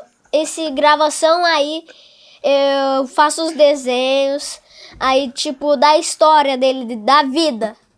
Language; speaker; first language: Portuguese; non-native, local second language; English